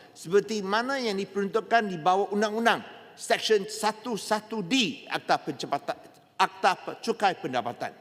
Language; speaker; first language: Malay; non-native, local second language; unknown